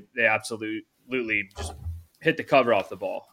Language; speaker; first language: English; native; English